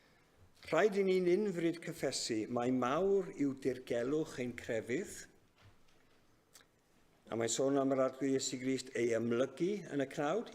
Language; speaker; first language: Welsh; native; Welsh